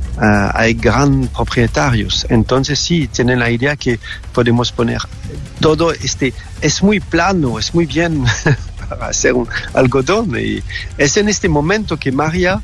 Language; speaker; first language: Spanish; non-native, fluent; French